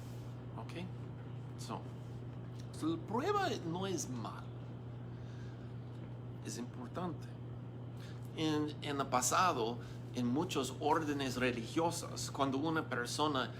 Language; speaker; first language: Spanish; non-native, learner; English